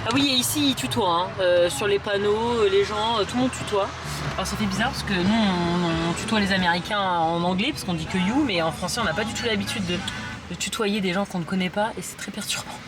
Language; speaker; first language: French; native; French